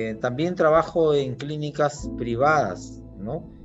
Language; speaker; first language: Spanish; native; Spanish